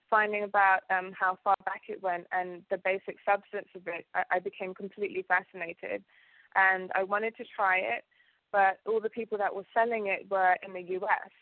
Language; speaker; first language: English; early bilingual, other home language; Ganda